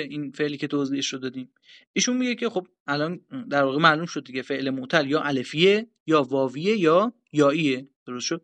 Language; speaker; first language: Persian; native; Persian